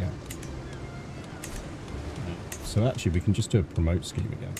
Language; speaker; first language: English; native; English